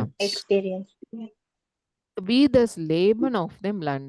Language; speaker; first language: German; non-native, fluent; Tamil